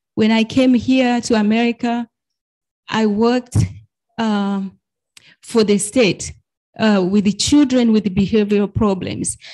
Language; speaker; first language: English; non-native, fluent; Arabic